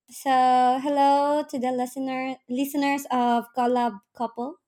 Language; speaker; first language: English; non-native, local second language; Surigaonon